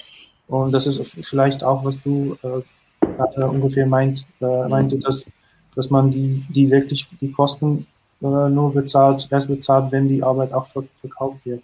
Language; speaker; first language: German; non-native, fluent; Dutch